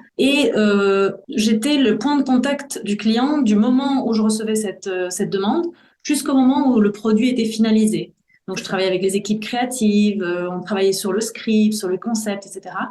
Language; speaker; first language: French; early bilingual, other home language; Spanish